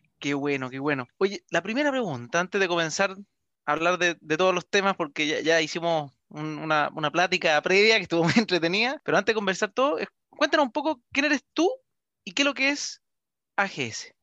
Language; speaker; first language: Spanish; native; Spanish